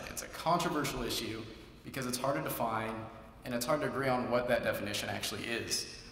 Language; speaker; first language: English; native; English